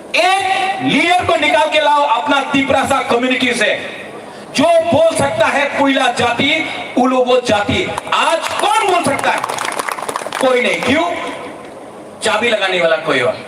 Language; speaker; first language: Hindi; non-native, local second language; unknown